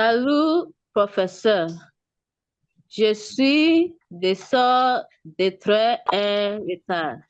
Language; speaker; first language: French; non-native, learner; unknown